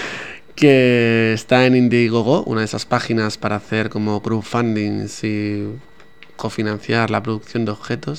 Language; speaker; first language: Spanish; native; Spanish